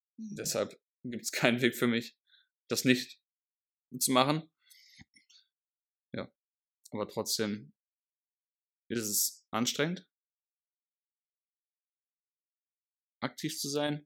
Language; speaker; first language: German; native; German